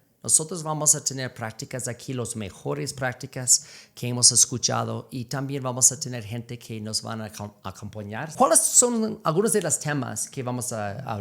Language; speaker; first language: Spanish; non-native, fluent; English